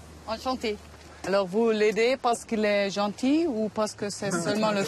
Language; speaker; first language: French; non-native, fluent; German